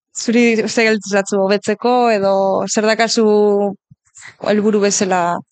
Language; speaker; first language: Basque; native; Basque